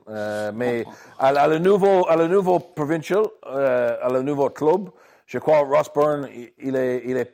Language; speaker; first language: French; non-native, learner; English